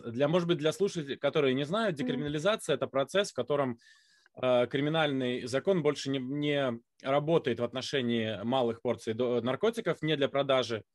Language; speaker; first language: Russian; native; Russian